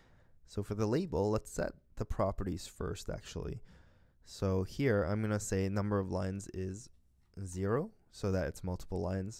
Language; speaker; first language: English; native; English